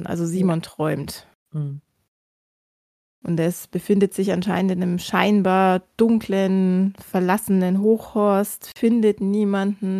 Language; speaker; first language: German; native; German